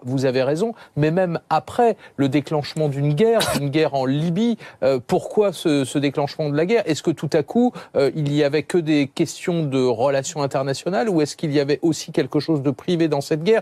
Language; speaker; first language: French; native; French